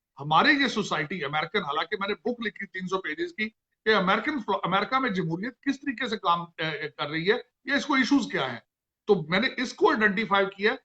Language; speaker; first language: Urdu; non-native, local second language; Punjabi